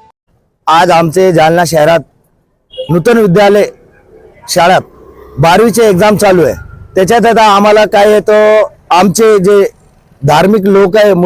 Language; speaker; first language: Marathi; non-native, local second language; Urdu